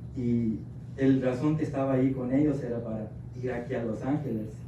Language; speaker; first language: Spanish; early bilingual, heritage; Spanish